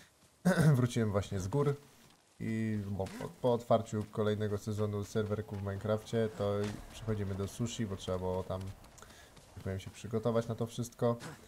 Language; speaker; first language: Polish; native; Polish